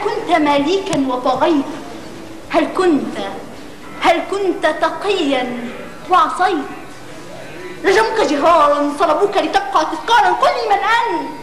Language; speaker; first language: Arabic; native; Arabic